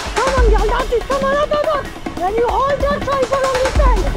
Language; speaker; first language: English; non-native, fluent; French